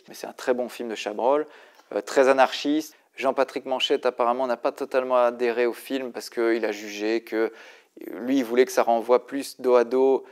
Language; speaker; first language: French; native; French